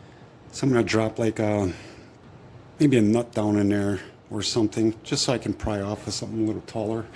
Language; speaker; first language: English; native; English